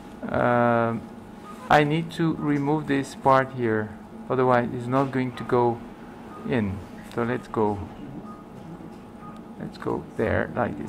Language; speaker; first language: English; non-native, fluent; French